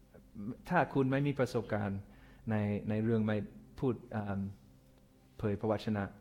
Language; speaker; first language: Thai; non-native, fluent; English